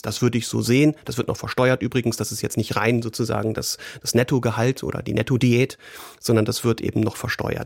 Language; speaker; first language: German; native; German